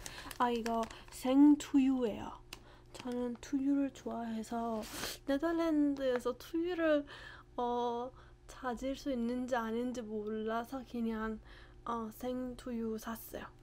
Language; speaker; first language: Korean; non-native, fluent; Persian